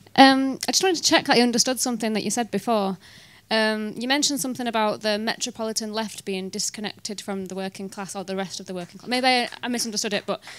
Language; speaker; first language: English; native; English